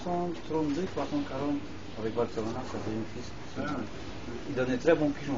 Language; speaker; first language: French; non-native, learner; Polish